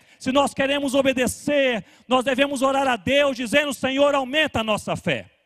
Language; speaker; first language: Portuguese; native; Portuguese